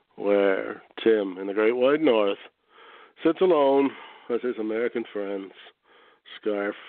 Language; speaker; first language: English; native; English